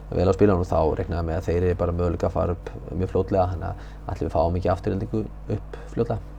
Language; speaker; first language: Icelandic; native; Icelandic